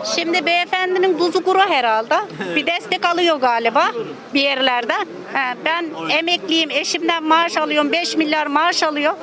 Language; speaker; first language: Turkish; native; Turkish